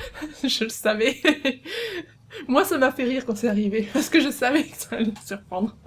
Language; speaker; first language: French; native; French